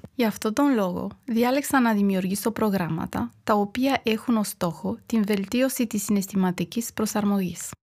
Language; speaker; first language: Greek; non-native, fluent; Romanian